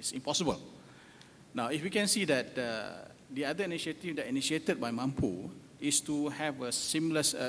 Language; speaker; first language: English; non-native, local second language; Malay